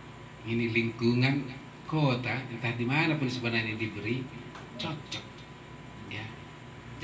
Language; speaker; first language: Indonesian; native; Indonesian